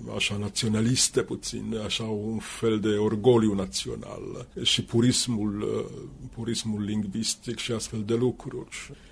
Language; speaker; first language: Romanian; non-native, fluent; Finnish